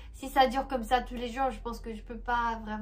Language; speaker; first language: French; non-native, fluent; Japanese